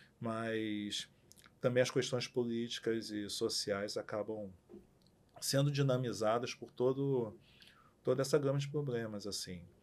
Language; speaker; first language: Portuguese; native; Portuguese